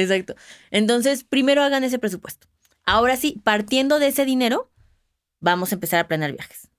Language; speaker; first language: Spanish; native; Spanish